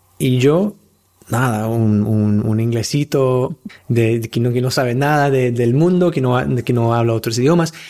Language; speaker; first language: Spanish; non-native, fluent; English